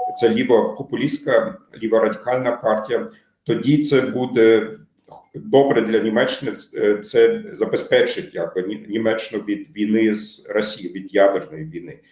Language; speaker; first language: Ukrainian; non-native, fluent; German